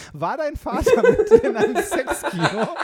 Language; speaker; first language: German; native; German